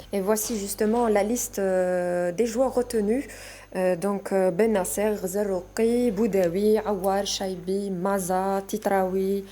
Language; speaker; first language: French; native; French